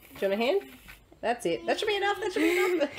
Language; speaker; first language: English; native; English